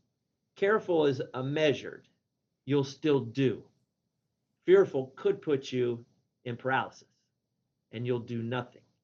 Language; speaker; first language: English; native; English